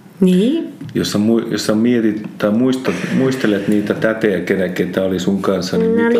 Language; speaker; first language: Finnish; non-native, fluent; Spanish